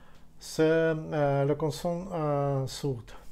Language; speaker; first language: French; non-native, fluent; Ukrainian